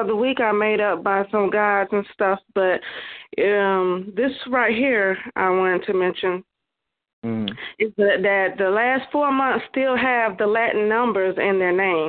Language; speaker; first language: English; native; English